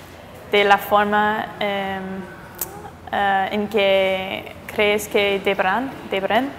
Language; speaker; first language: Spanish; non-native, fluent; English